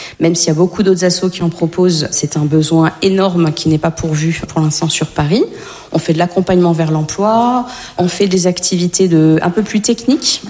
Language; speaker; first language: French; native; French